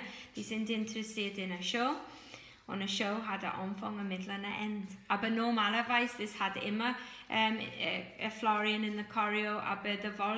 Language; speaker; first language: German; non-native, fluent; English